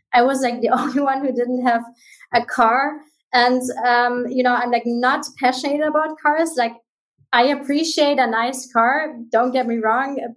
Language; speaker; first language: English; non-native, fluent; German